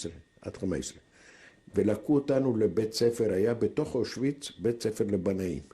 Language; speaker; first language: Hebrew; non-native, fluent; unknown